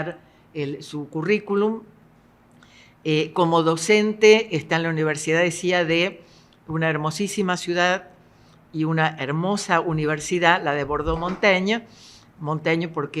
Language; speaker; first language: Spanish; native; Spanish